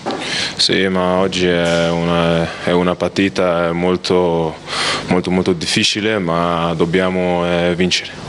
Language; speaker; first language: Italian; non-native, learner; German